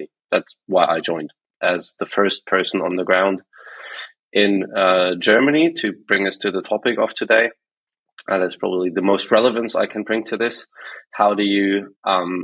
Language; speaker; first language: English; non-native, fluent; German